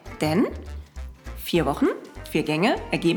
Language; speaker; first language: German; native; German